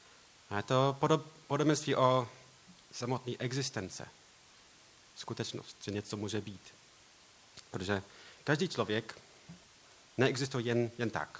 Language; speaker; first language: Czech; non-native, learner; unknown